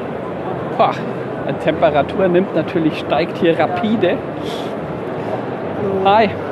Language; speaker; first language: German; native; German